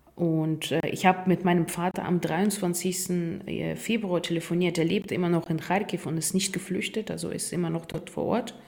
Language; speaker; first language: German; non-native, fluent; Russian